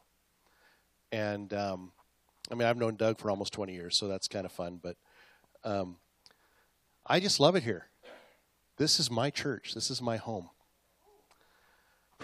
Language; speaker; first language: English; native; English